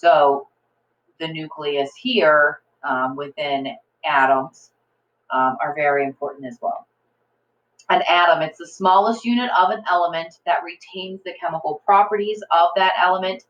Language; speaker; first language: English; native; English